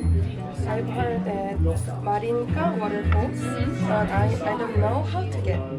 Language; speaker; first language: English; non-native, learner; Korean